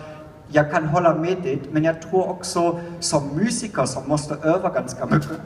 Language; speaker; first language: Swedish; non-native, fluent; German